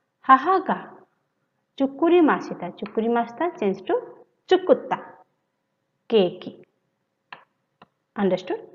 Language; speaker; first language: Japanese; non-native, fluent; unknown